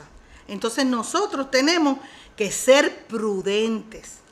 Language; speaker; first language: Spanish; native; Spanish